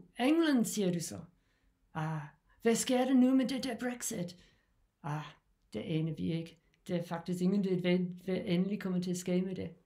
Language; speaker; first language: Danish; non-native, learner; English